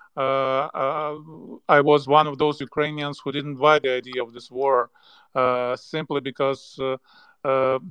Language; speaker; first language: English; non-native, fluent; Ukrainian